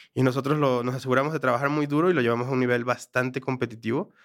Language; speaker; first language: Spanish; native; Spanish